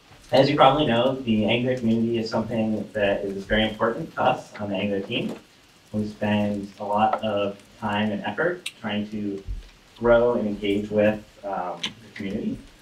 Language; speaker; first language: English; native; English